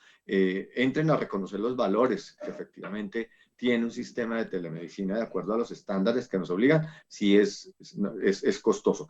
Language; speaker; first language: Spanish; native; Spanish